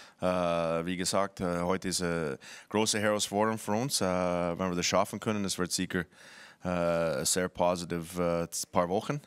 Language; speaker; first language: German; non-native, fluent; English